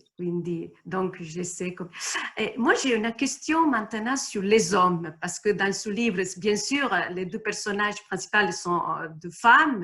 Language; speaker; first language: French; non-native, fluent; Italian